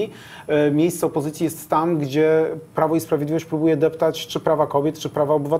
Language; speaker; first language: Polish; native; Polish